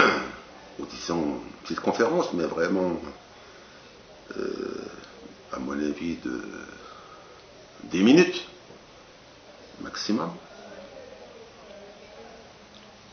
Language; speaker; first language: French; non-native, local second language; Arabic